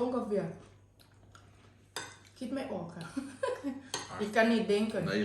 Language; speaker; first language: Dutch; non-native, learner; Thai